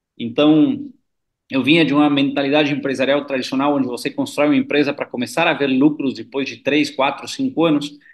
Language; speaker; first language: Portuguese; non-native, fluent; Spanish